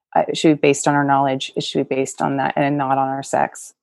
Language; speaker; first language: English; native; English